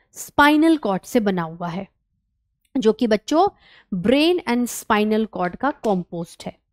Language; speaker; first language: Hindi; native; Hindi